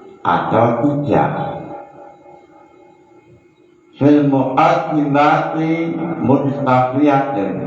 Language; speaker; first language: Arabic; non-native, fluent; Javanese